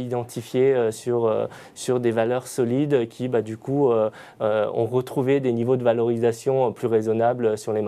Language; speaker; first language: French; native; French